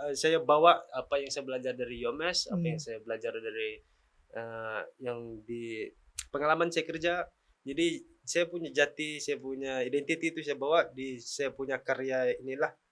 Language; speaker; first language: Malay; native; Malay